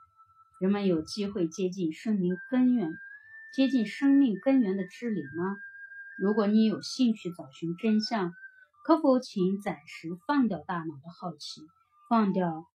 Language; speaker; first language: Chinese; native; Chinese